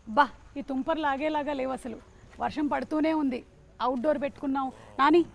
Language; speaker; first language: Telugu; native; Telugu